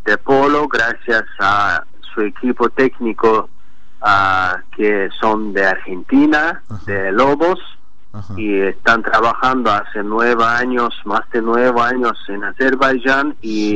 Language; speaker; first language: Spanish; non-native, learner; Azerbaijani